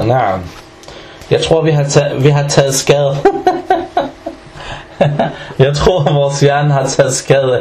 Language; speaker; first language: Danish; early bilingual, other home language; Arabic